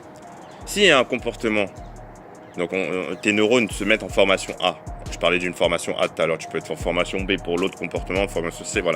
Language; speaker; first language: French; native; French